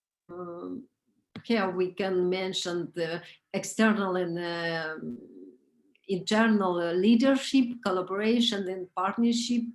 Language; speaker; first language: English; non-native, learner; Romanian